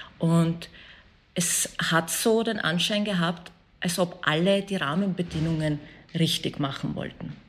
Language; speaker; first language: German; early bilingual, other home language; Persian